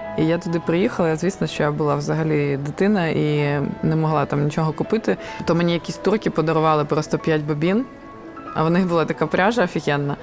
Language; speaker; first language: Ukrainian; non-native, local second language; Russian